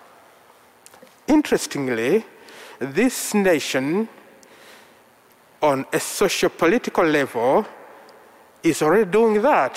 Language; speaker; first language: English; non-native, local second language; Ganda